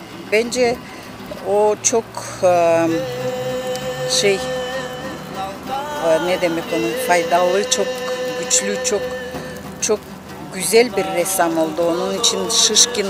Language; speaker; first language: Turkish; non-native, learner; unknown